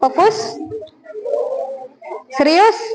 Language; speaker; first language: English; non-native, learner; Indonesian